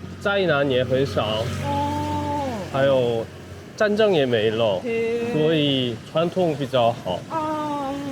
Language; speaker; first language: Chinese; non-native, fluent; Korean